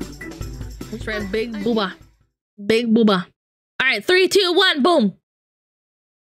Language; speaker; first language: English; native; English